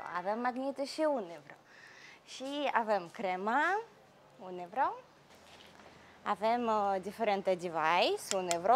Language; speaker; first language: Romanian; non-native, learner; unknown